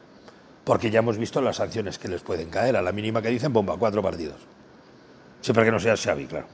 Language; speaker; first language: Spanish; native; Spanish